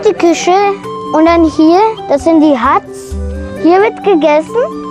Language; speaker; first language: German; early bilingual, heritage; German